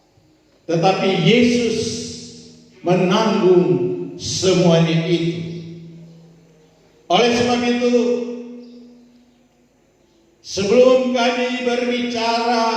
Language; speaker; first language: Malay; native; Malay